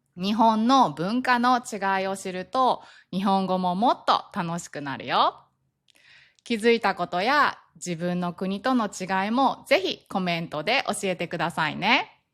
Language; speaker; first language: Japanese; native; Japanese